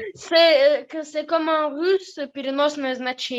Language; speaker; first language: French; non-native, learner; Russian